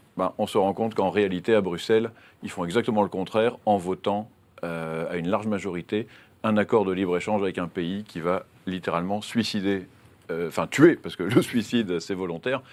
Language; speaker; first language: French; native; French